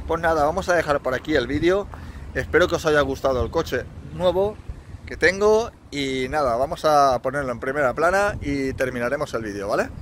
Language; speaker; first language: Spanish; native; Spanish